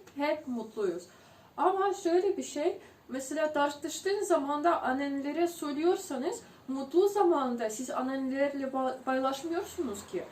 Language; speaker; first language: Turkish; non-native, fluent; Ukrainian